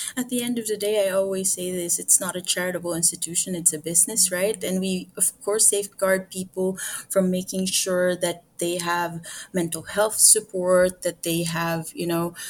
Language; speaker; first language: English; non-native, local second language; Filipino